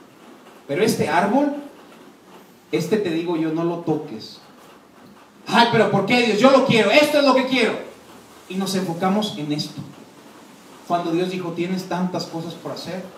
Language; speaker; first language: Spanish; native; Spanish